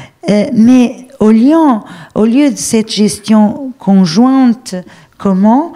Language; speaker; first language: French; non-native, fluent; Portuguese